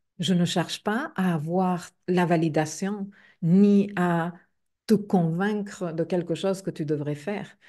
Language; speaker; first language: French; non-native, fluent; Spanish